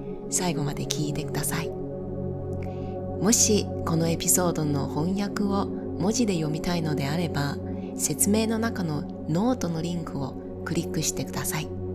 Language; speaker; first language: Japanese; non-native, fluent; Chinese